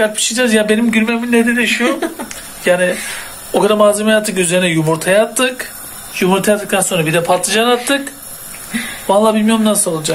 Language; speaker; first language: Turkish; native; Turkish